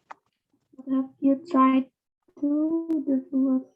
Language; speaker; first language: English; non-native, learner; Indonesian